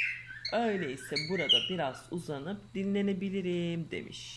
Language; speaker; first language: Turkish; native; Turkish